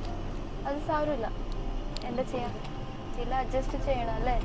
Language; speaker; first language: Malayalam; early bilingual, heritage; Malayalam